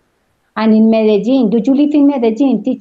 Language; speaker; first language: English; non-native, learner; Spanish